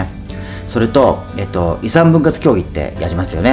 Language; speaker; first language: Japanese; native; Japanese